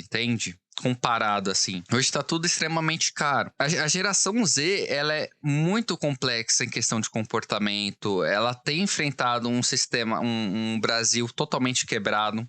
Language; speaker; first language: Portuguese; native; Portuguese